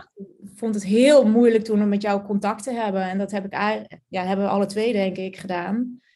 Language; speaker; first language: Dutch; native; Dutch